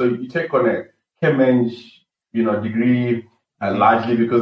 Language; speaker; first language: English; non-native, local second language; Venda